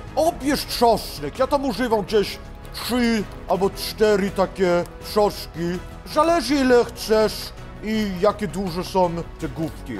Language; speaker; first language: Polish; early bilingual, heritage; Polish